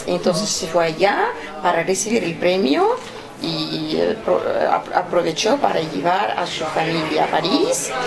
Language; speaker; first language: Spanish; non-native, fluent; Russian